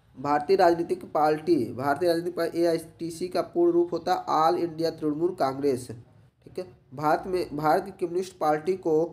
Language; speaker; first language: Hindi; native; Hindi